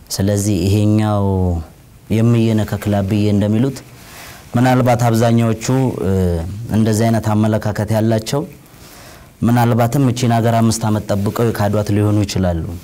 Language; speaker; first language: Amharic; non-native, local second language; Oromo